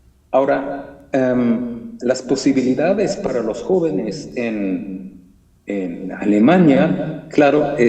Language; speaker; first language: Spanish; early bilingual, heritage; German